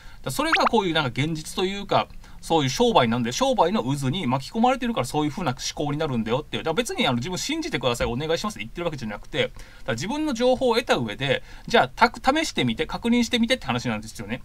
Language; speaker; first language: Japanese; native; Japanese